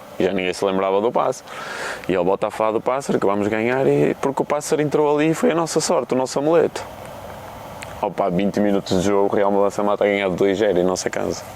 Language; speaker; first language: Portuguese; native; Portuguese